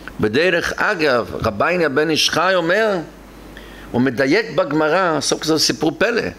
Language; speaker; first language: Hebrew; non-native, local second language; Yiddish